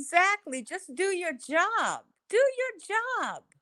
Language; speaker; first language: English; native; English